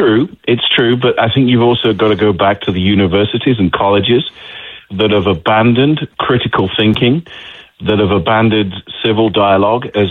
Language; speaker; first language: English; native; English